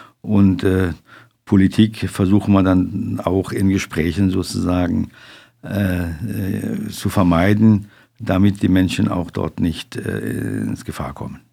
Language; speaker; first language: German; non-native, fluent; Persian